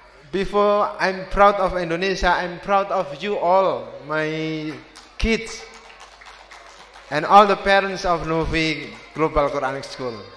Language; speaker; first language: English; non-native, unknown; Indonesian